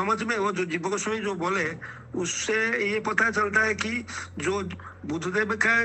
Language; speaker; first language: Hindi; non-native, local second language; Bangla